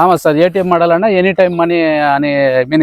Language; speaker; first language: Tamil; non-native, local second language; Telugu